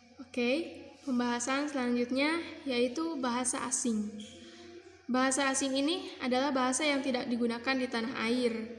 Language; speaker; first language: Indonesian; non-native, local second language; Sundanese